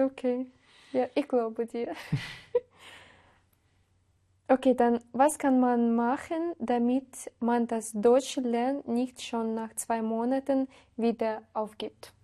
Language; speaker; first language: German; non-native, learner; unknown